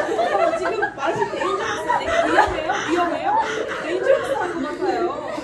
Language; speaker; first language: Korean; non-native, learner; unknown